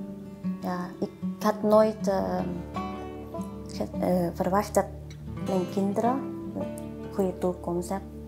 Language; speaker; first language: Dutch; non-native, learner; Thai